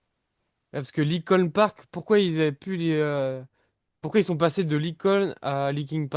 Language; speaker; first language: French; native; French